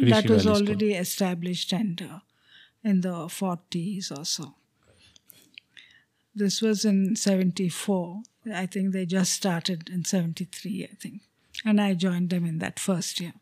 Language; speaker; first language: English; non-native, local second language; Telugu